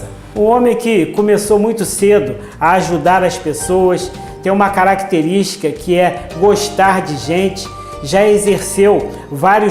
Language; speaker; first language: Portuguese; native; Portuguese